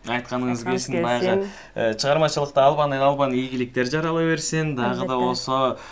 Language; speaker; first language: Kyrgyz; native; Kyrgyz